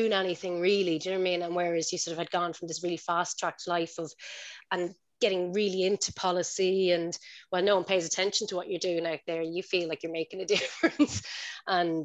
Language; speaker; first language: English; native; English